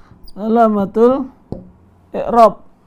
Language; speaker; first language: Arabic; non-native, fluent; Indonesian